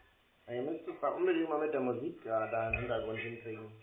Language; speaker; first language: German; native; German